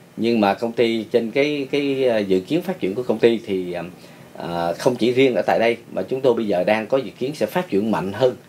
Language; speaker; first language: Vietnamese; native; Vietnamese